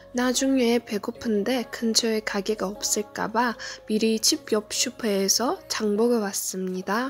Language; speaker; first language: Korean; non-native, fluent; Azerbaijani